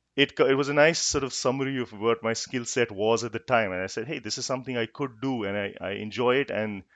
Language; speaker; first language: English; non-native, local second language; Hindi